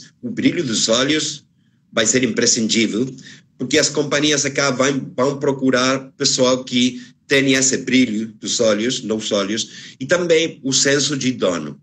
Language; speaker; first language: Portuguese; non-native, fluent; Spanish